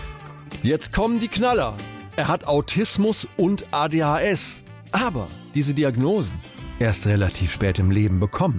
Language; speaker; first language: German; native; German